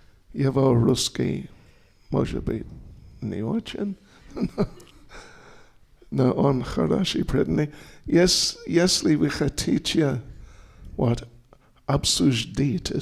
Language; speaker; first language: Russian; non-native, learner; English